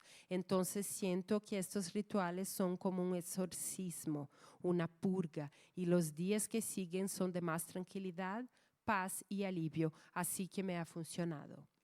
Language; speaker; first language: Spanish; non-native, fluent; Portuguese